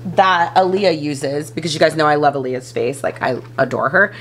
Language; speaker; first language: English; native; English